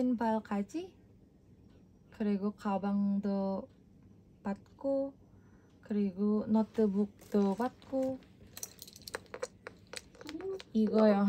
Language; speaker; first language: Korean; non-native, learner; Indonesian